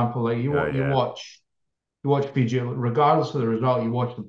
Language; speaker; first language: English; native; English